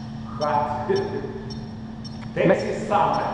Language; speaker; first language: English; non-native, learner; Russian